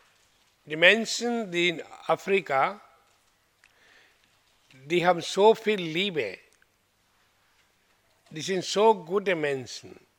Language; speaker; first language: German; non-native, learner; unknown